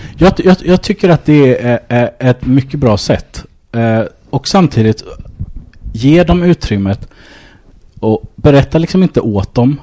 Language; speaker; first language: Swedish; early bilingual, other home language; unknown